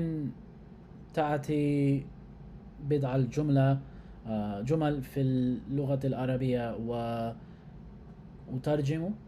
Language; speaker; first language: Arabic; non-native, learner; English